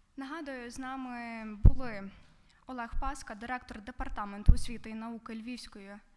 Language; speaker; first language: Ukrainian; native; Ukrainian